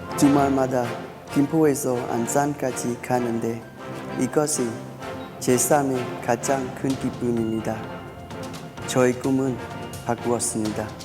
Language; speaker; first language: Korean; non-native, fluent; Khmer